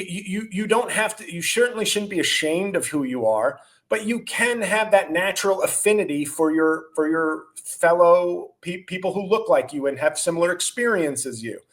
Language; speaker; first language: English; native; English